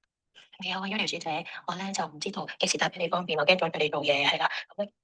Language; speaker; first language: Cantonese; native; Cantonese